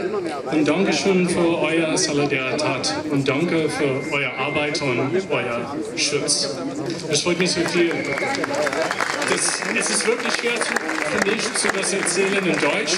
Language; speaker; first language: German; non-native, learner; English